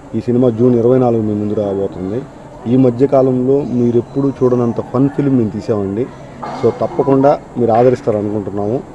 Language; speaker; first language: Telugu; native; Telugu